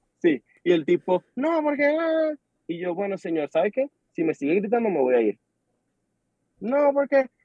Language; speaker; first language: Spanish; native; Spanish